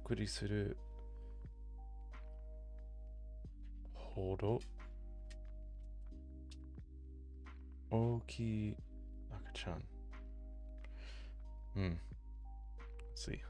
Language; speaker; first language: Japanese; non-native, learner; English